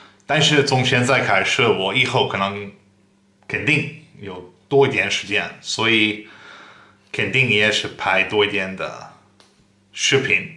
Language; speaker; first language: Chinese; non-native, fluent; Dutch